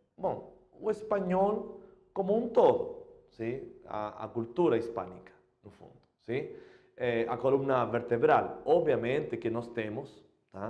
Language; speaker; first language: Portuguese; non-native, fluent; Spanish